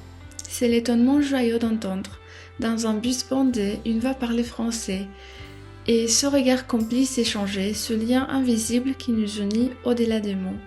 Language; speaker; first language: French; non-native, fluent; Romanian